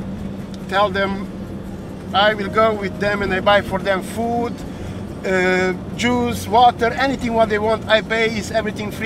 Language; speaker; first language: English; non-native, learner; Romanian